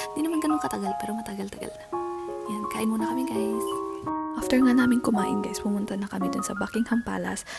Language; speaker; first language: Filipino; non-native, local second language; Iloko